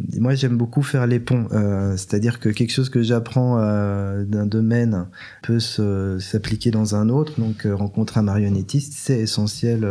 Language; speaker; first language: French; native; French